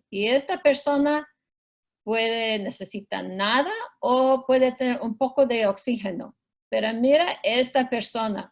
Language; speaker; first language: Spanish; non-native, fluent; English